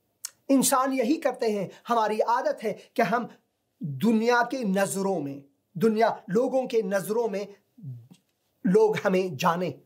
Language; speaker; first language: Hindi; non-native, fluent; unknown